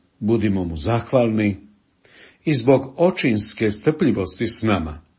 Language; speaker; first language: Croatian; native; Croatian